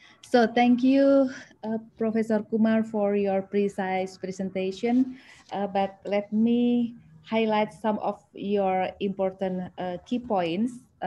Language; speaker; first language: English; non-native, fluent; Indonesian